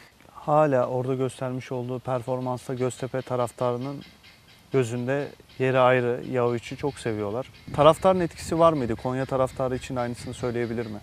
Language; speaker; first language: Turkish; native; Turkish